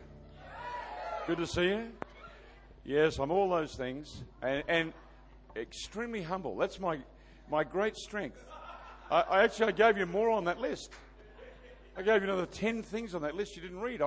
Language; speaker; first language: English; native; English